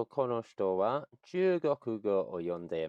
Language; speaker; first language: Japanese; non-native, learner; English